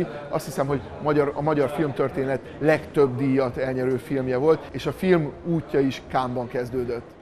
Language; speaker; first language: Hungarian; native; Hungarian